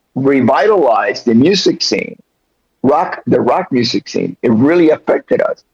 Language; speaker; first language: English; early bilingual, other home language; Spanish